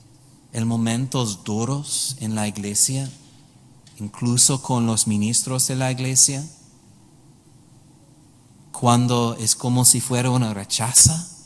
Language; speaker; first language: Spanish; non-native, learner; English